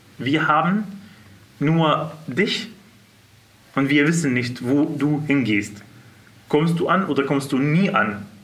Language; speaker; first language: German; non-native, fluent; Arabic